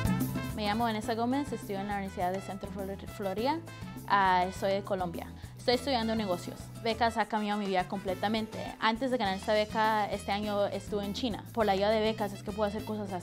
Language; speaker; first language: Spanish; early bilingual, other home language; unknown